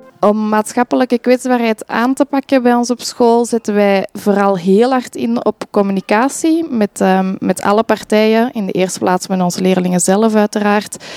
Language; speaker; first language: Dutch; native; Dutch